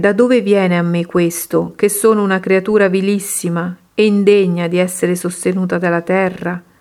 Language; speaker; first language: Italian; native; Italian